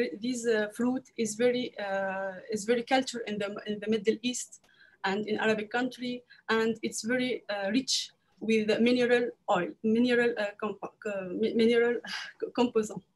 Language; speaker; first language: English; non-native, learner; French